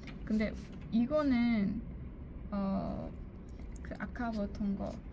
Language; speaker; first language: Korean; non-native, learner; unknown